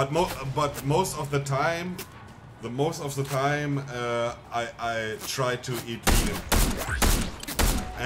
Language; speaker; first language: English; non-native, fluent; German